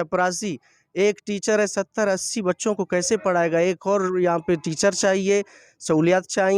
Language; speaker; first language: Hindi; non-native, local second language; Sindhi